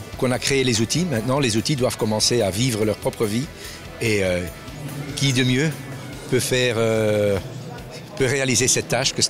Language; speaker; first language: French; native; French